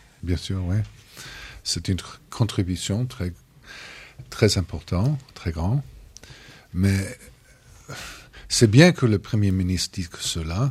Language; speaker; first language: French; non-native, fluent; English